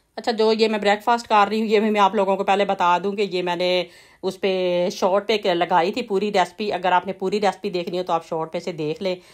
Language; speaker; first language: Urdu; native; Urdu